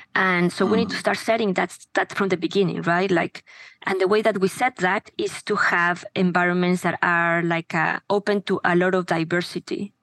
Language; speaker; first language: English; non-native, fluent; Spanish